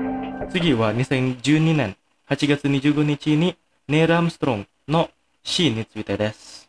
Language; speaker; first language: Japanese; non-native, fluent; Indonesian